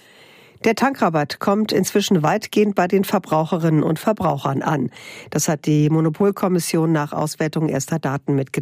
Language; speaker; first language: German; native; German